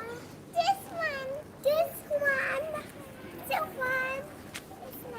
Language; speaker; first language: English; early bilingual, other home language; Bangla